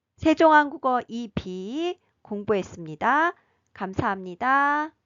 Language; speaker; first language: Korean; native; Korean